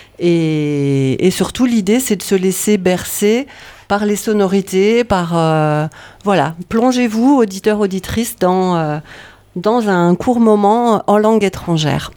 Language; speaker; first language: French; native; French